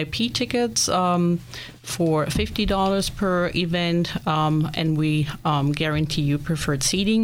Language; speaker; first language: English; non-native, fluent; German